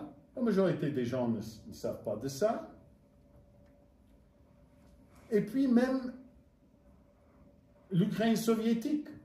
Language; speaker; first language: French; non-native, fluent; English